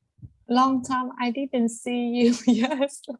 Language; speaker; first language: English; non-native, learner; Vietnamese